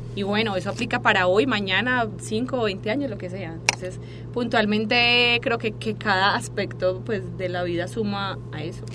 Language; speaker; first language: Spanish; native; Spanish